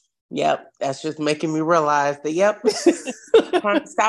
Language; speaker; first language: English; native; English